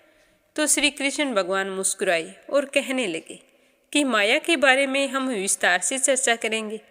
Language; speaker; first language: Hindi; native; Hindi